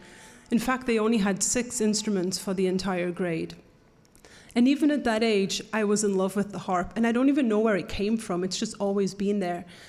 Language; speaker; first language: English; native; English